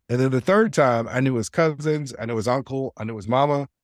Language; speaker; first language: English; native; English